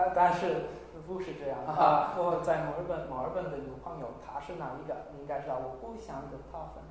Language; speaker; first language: Chinese; non-native, learner; English